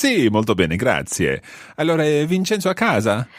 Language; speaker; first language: Italian; non-native, fluent; English